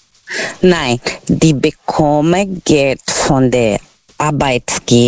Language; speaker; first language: German; non-native, learner; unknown